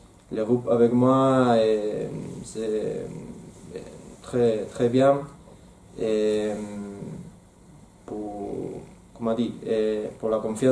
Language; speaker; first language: French; non-native, learner; Spanish